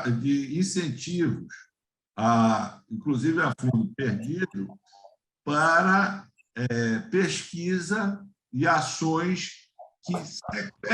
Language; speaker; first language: Portuguese; native; Portuguese